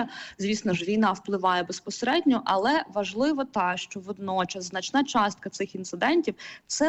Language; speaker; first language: Ukrainian; native; Ukrainian